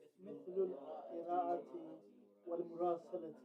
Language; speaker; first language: Arabic; non-native, learner; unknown